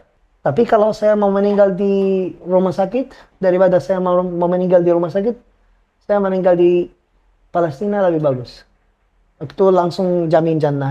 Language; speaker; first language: Indonesian; non-native, fluent; Arabic